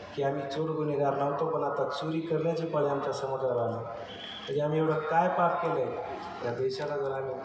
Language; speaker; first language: Marathi; non-native, local second language; Lambadi